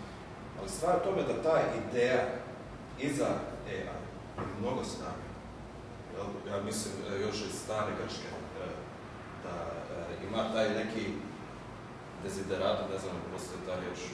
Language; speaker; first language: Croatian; early bilingual, heritage; German